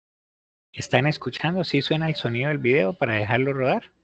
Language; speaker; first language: Spanish; native; Spanish